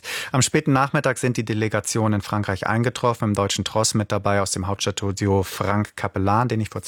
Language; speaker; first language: German; native; German